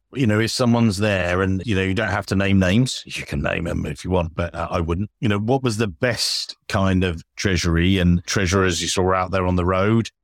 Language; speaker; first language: English; native; English